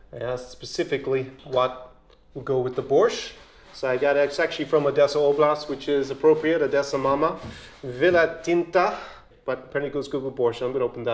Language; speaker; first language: English; native; English